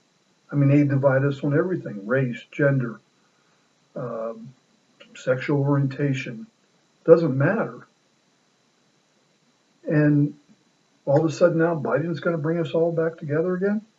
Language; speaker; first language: English; native; English